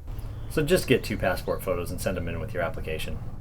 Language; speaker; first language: English; native; English